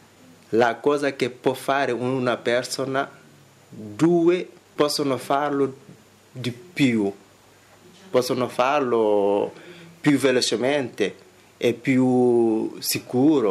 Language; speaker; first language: Italian; non-native, fluent; Wolof